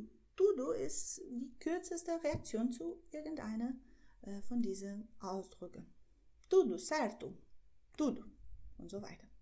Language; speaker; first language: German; non-native, fluent; Portuguese